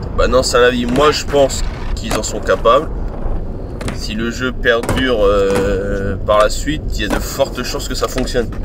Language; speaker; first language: French; native; French